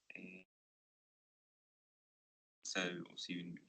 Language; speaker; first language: French; non-native, local second language; Dutch